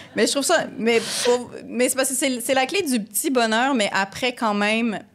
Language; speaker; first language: French; native; French